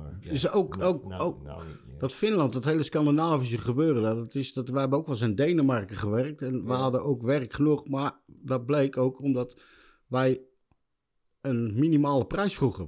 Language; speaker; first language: Dutch; native; Dutch